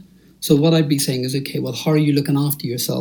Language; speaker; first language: English; native; English